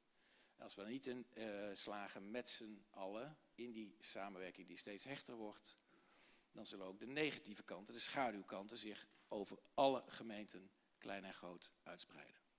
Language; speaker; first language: Dutch; native; Dutch